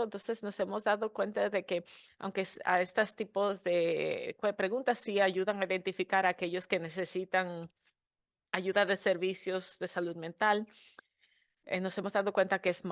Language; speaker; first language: Spanish; non-native, fluent; English